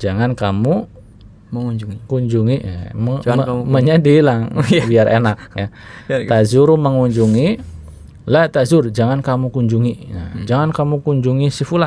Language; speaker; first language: Indonesian; native; Indonesian